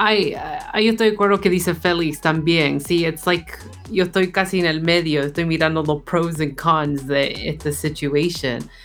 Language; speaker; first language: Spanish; early bilingual, heritage; Spanish